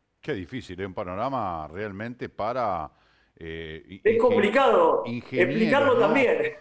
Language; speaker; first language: Spanish; native; Spanish